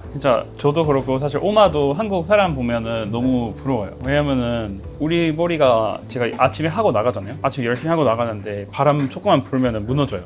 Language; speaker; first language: Korean; non-native, fluent; English